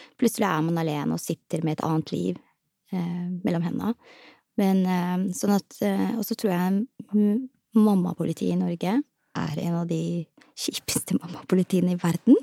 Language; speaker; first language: Norwegian; early bilingual, other home language; Somali